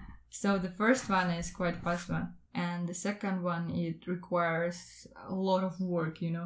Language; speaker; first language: English; non-native, fluent; Russian